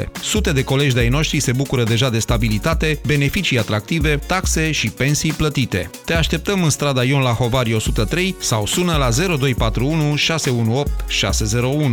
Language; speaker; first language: Romanian; native; Romanian